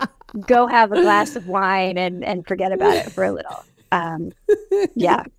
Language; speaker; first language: English; native; English